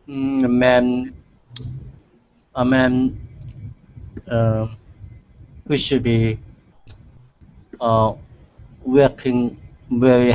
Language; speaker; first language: English; non-native, learner; Chinese